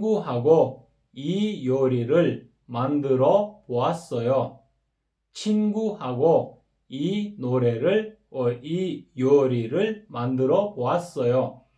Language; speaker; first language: Korean; non-native, fluent; Kyrgyz